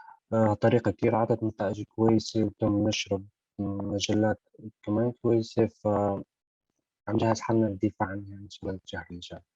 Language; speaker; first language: Arabic; native; Arabic